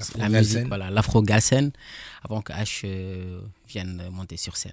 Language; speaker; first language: French; non-native, local second language; Wolof